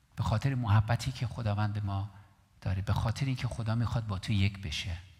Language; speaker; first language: Persian; non-native, local second language; Armenian